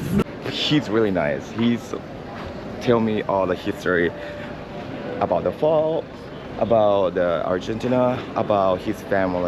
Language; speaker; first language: English; non-native, fluent; Japanese